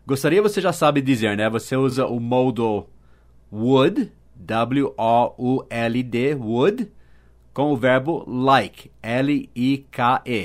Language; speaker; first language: Portuguese; non-native, fluent; English